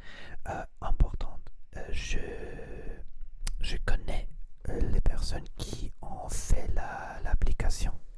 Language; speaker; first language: French; non-native, learner; Spanish